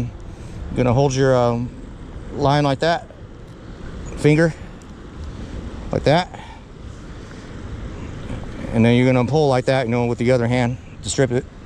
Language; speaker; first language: English; native; English